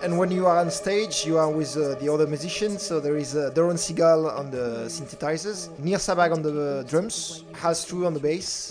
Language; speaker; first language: English; non-native, fluent; French